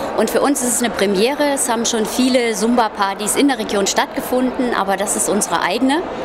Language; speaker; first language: German; native; German